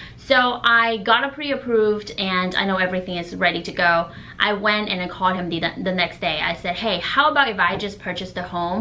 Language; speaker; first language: English; non-native, fluent; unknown